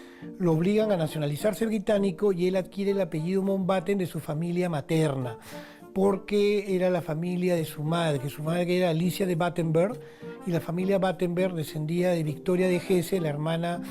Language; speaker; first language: Spanish; native; Spanish